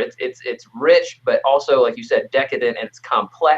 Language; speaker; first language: English; native; English